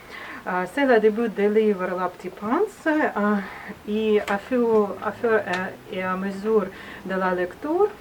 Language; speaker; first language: French; non-native, learner; Russian